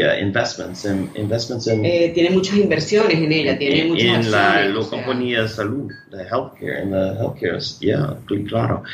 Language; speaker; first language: Spanish; non-native, learner; English